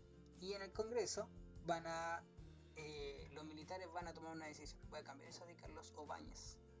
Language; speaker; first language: Spanish; native; Spanish